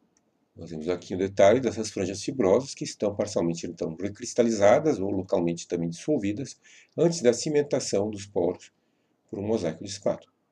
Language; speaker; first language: Portuguese; native; Portuguese